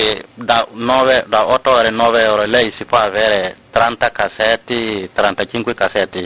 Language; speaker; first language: Italian; non-native, learner; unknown